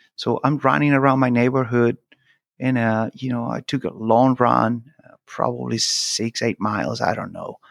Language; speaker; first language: English; non-native, fluent; Spanish